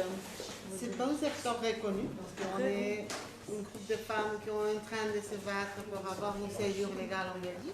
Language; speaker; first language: French; non-native, fluent; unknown